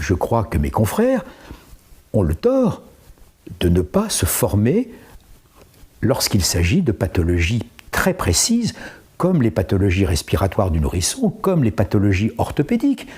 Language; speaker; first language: French; native; French